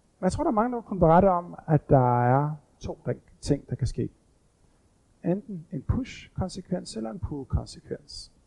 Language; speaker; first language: Danish; native; Danish